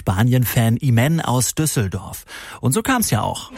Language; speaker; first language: German; native; German